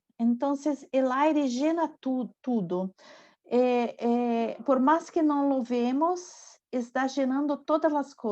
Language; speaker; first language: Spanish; non-native, learner; Portuguese